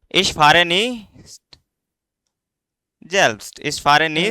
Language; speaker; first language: German; non-native, fluent; Hindi